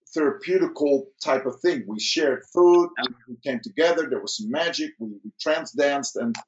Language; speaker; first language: English; early bilingual, other home language; Dutch